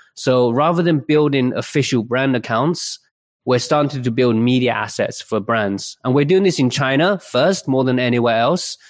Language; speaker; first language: English; early bilingual, other home language; Chinese